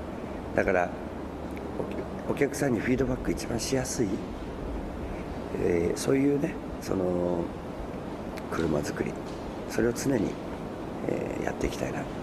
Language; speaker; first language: Japanese; native; Japanese